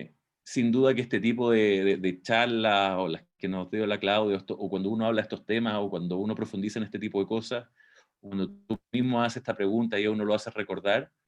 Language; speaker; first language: Spanish; native; Spanish